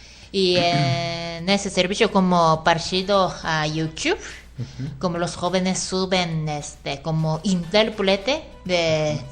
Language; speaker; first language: Spanish; non-native, fluent; Japanese